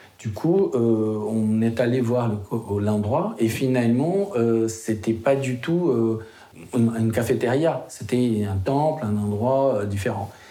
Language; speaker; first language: French; non-native, fluent; Portuguese